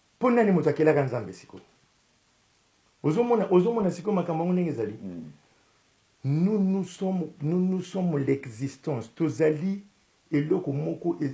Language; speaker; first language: Lingala; native; Lingala